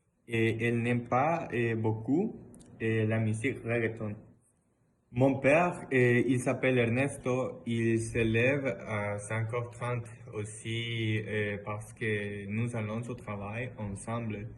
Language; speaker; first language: French; non-native, learner; Spanish